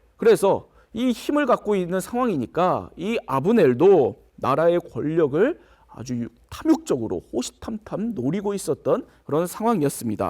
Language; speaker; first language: Korean; native; Korean